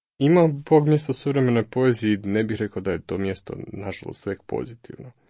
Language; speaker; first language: Croatian; native; Croatian